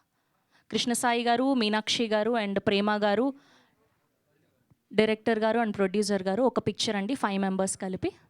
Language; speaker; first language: Telugu; native; Telugu